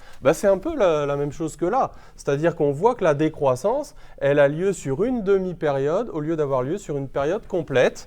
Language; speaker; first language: French; native; French